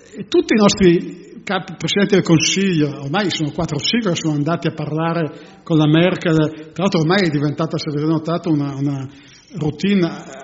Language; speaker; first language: Italian; native; Italian